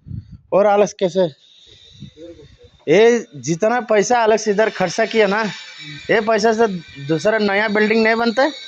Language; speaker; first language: Hindi; non-native, fluent; Bangla